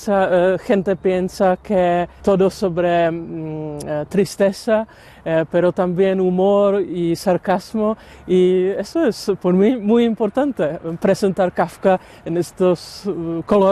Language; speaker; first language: Spanish; non-native, learner; Czech